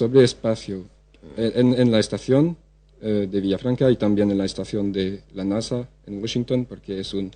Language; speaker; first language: Spanish; non-native, fluent; French